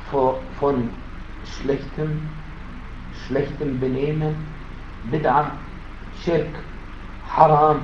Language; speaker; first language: German; non-native, fluent; Arabic